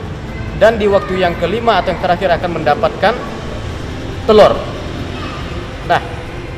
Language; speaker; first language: Indonesian; native; Indonesian